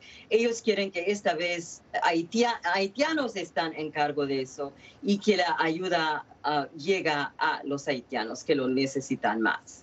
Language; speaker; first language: Spanish; non-native, fluent; Haitian Creole